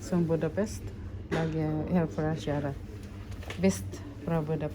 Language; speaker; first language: Swedish; non-native, learner; Filipino